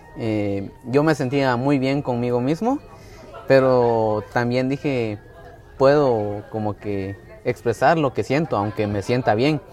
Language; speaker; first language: Spanish; native; Spanish